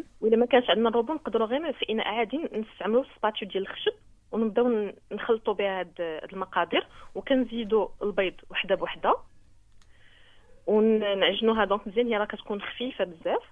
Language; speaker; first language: Arabic; native; Arabic